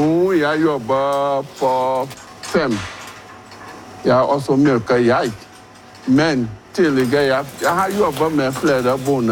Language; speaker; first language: Norwegian; non-native, learner; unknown